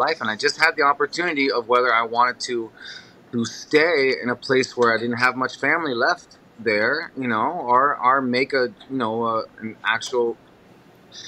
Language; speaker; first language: English; native; English